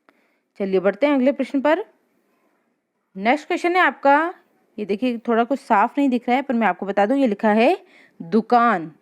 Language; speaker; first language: Hindi; native; Hindi